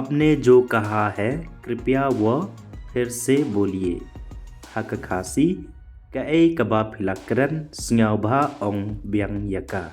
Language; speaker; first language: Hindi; non-native, local second language; Khasi